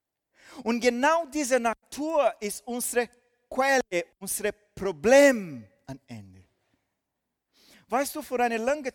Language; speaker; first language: German; non-native, fluent; Portuguese